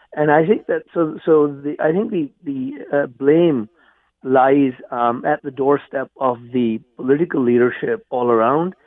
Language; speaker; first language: English; non-native, local second language; Punjabi